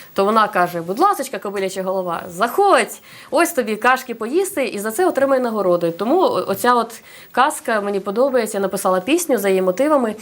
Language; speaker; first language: Ukrainian; non-native, local second language; Russian